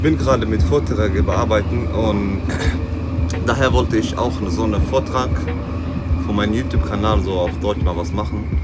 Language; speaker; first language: German; non-native, learner; Somali